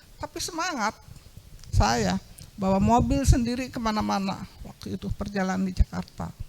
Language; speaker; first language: Indonesian; non-native, local second language; Sundanese